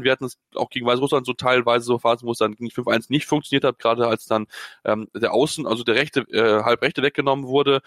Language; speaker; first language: German; native; German